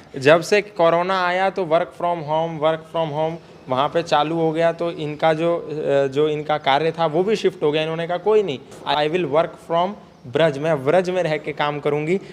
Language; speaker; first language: Hindi; native; Hindi